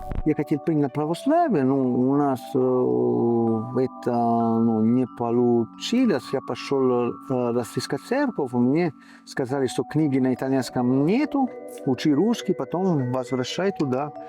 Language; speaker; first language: Russian; non-native, learner; Italian